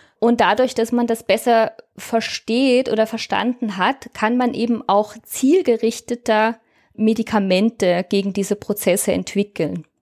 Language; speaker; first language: German; native; German